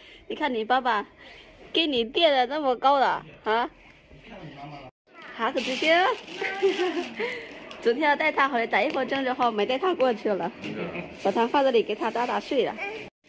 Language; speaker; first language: Chinese; non-native, fluent; Lao